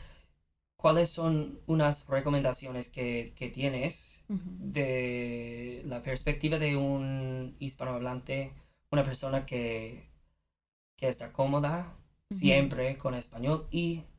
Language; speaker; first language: Spanish; non-native, fluent; English